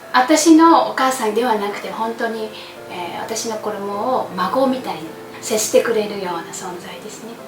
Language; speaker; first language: Japanese; non-native, fluent; Vietnamese